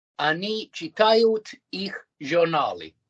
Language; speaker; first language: Russian; non-native, fluent; English